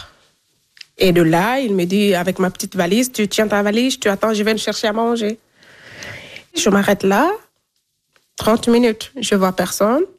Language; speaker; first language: French; non-native, local second language; Fula